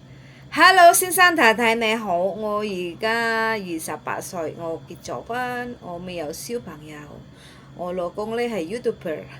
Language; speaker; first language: Cantonese; non-native, fluent; Indonesian